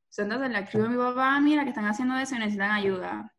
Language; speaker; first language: Spanish; native; Spanish